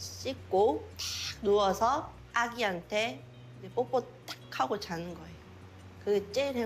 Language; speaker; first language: Korean; native; Korean